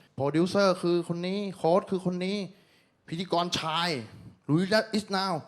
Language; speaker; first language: Thai; native; Thai